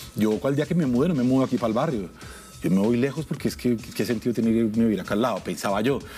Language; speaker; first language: Spanish; native; Spanish